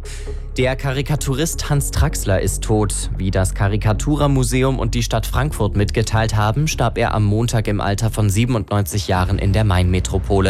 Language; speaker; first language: German; native; German